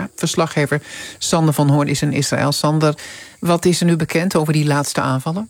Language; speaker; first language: Dutch; native; Dutch